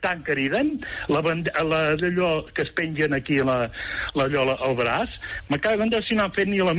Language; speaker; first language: Catalan; native; Catalan